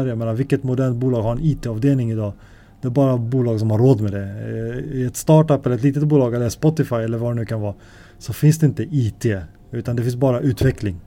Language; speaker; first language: Swedish; native; Swedish